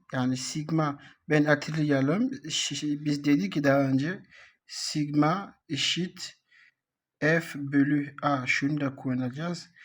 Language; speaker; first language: Turkish; non-native, learner; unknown